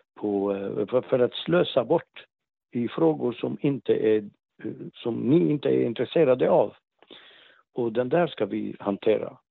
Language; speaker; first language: Swedish; non-native, fluent; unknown